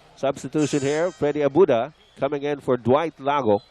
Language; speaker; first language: English; non-native, local second language; Filipino